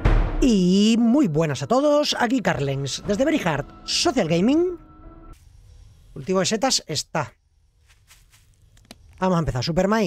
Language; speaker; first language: Spanish; native; Spanish